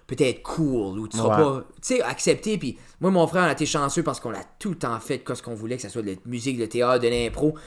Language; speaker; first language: French; native; French